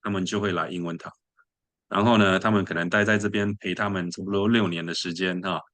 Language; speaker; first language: Chinese; early bilingual, other home language; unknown